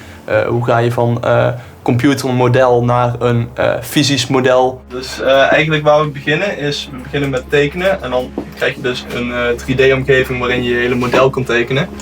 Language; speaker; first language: Dutch; native; Dutch